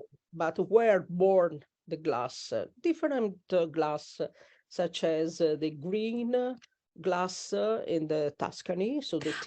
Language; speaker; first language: English; non-native, learner; Italian